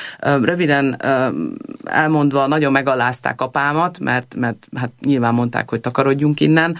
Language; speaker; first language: Hungarian; early bilingual, heritage; Hungarian